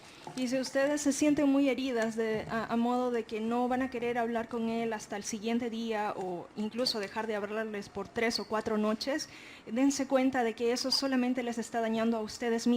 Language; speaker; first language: Spanish; native; Spanish